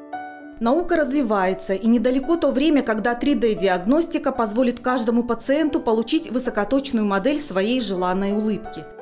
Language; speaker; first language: Russian; native; Russian